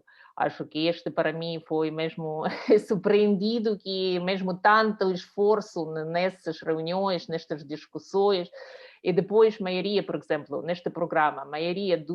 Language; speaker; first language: Portuguese; non-native, fluent; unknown